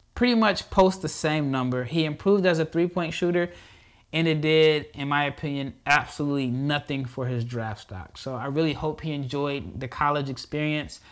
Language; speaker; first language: English; native; English